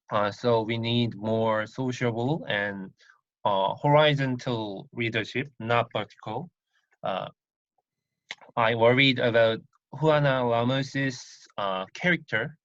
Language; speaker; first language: English; non-native, learner; Korean